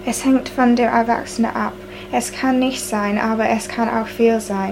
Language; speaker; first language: German; non-native, learner; English